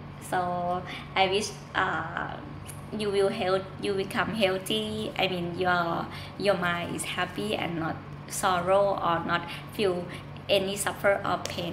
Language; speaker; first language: English; non-native, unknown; Thai